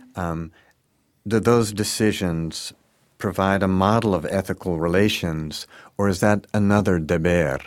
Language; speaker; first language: English; native; English